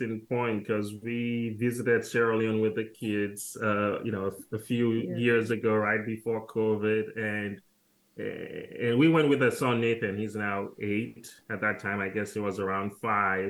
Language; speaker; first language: English; non-native, local second language; Krio